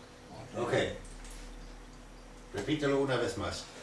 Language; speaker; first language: Spanish; non-native, fluent; German